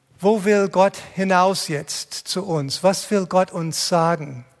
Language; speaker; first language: German; non-native, fluent; English